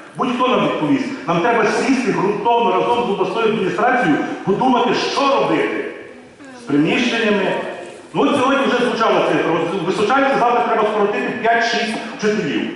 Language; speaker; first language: Ukrainian; native; Ukrainian